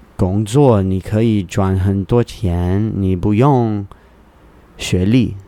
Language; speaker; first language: Chinese; non-native, learner; English